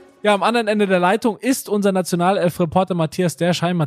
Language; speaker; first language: German; native; German